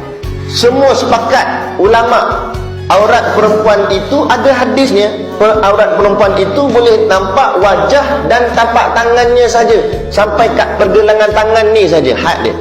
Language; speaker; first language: Malay; native; Malay